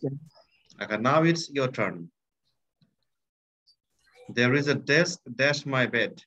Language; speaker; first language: English; non-native, fluent; Bangla